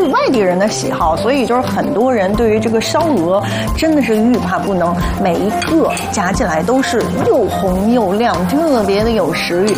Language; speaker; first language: Chinese; native; Chinese